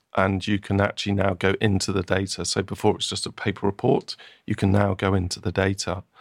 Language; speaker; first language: English; native; English